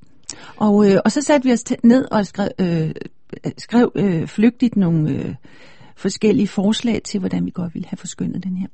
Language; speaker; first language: Danish; native; Danish